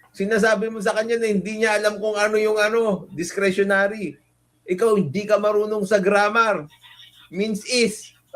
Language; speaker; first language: Filipino; non-native, local second language; Iloko